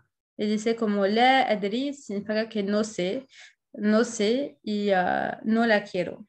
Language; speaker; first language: Spanish; non-native, fluent; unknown